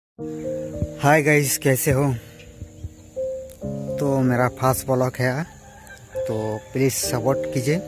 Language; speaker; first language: Hindi; non-native, local second language; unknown